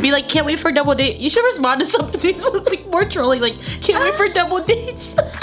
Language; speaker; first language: English; early bilingual, other home language; Vietnamese